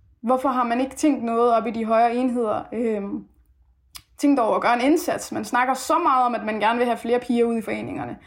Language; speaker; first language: Danish; early bilingual, other home language; Persian